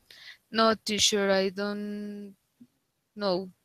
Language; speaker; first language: English; non-native, learner; Spanish